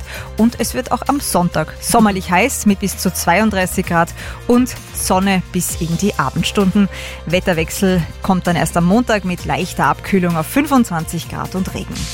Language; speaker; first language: German; native; German